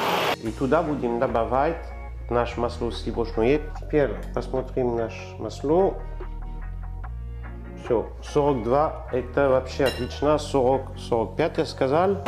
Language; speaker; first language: Russian; non-native, learner; French